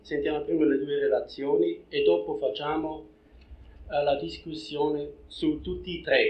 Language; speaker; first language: Italian; non-native, fluent; German